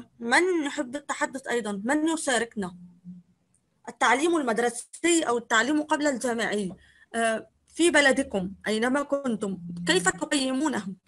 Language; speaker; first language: Arabic; native; Arabic